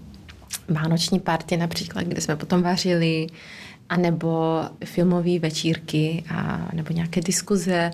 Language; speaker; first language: Czech; early bilingual, heritage; Czech